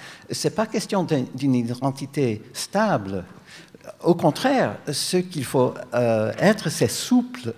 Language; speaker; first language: French; non-native, fluent; English